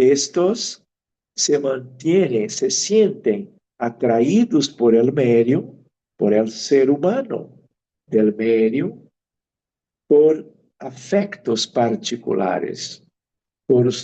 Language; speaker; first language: Spanish; non-native, fluent; Portuguese